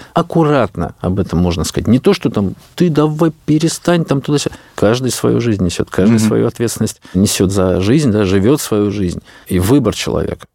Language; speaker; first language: Russian; native; Russian